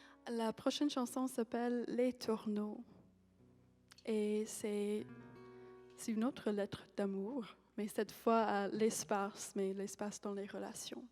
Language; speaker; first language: French; non-native, fluent; English